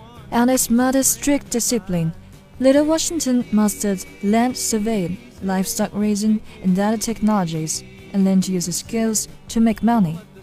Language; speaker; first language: English; non-native, fluent; Chinese